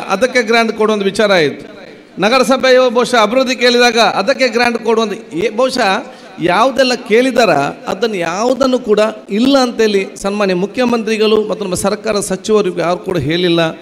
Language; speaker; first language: Kannada; non-native, local second language; Malayalam